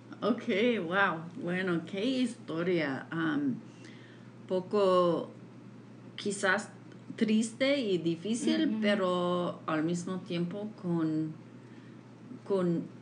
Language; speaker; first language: Spanish; non-native, fluent; English